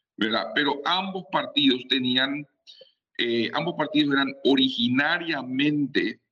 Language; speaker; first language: Spanish; native; Spanish